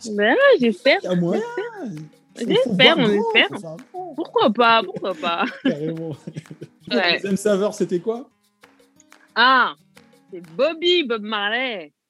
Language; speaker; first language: French; native; French